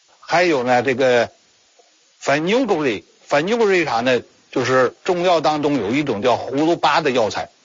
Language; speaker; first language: Chinese; native; Chinese